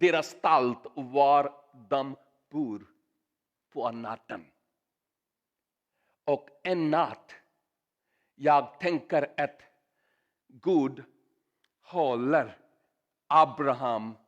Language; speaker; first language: Swedish; non-native, learner; Urdu